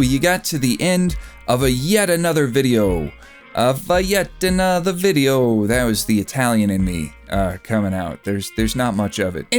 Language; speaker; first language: English; native; English